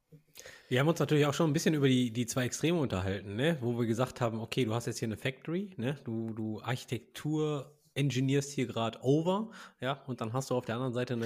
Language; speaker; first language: German; native; German